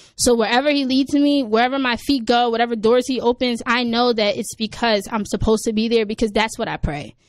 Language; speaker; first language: English; native; English